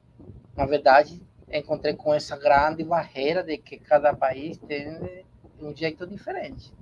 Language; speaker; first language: Portuguese; non-native, learner; Spanish